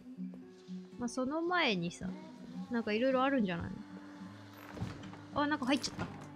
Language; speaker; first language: Japanese; native; Japanese